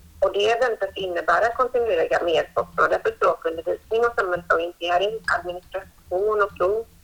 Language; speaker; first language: Swedish; native; Swedish